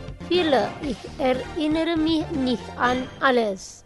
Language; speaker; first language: German; non-native, fluent; Indonesian